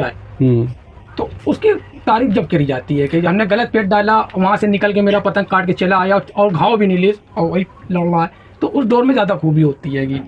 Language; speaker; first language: Hindi; native; Hindi